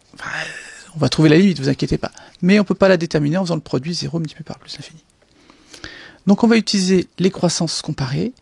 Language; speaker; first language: French; native; French